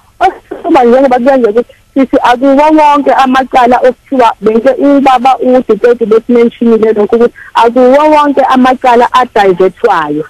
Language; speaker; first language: Zulu; native; Zulu